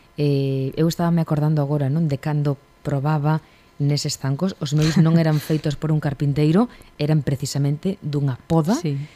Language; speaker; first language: Galician; native; Galician